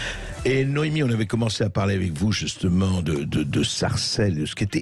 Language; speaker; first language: French; native; French